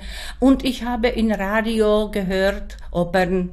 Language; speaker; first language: German; non-native, learner; Czech